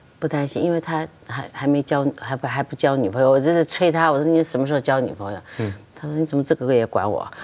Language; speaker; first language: Chinese; early bilingual, other home language; Japanese